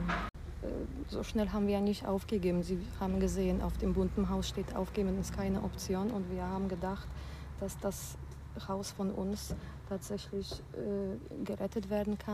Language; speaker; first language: German; non-native, fluent; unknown